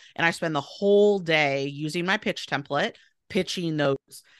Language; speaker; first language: English; native; English